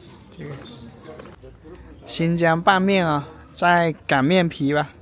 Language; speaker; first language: Chinese; native; Chinese